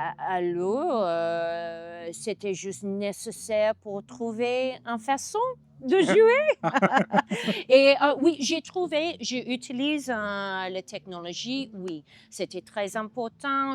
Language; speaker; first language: French; non-native, learner; English